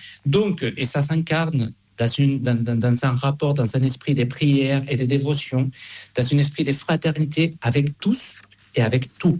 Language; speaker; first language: French; non-native, fluent; Spanish